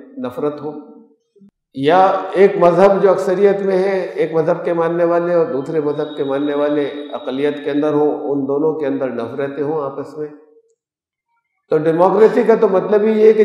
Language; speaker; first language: Urdu; native; Urdu